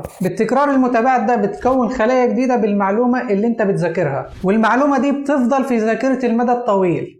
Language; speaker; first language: Arabic; native; Arabic